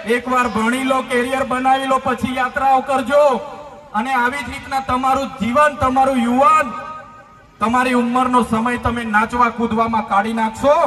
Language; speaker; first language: Gujarati; non-native, local second language; Bhili